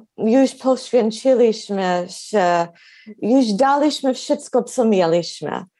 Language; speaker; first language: Polish; non-native, fluent; English